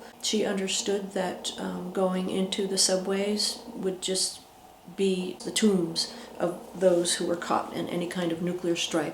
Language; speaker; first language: English; native; English